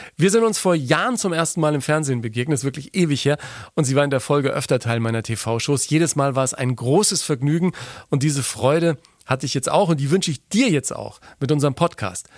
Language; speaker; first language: German; native; German